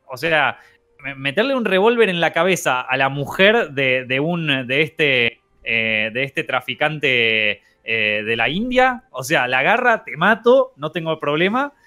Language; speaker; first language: Spanish; native; Spanish